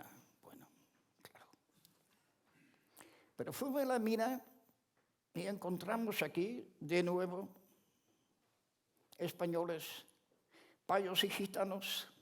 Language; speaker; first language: Spanish; non-native, fluent; Ladino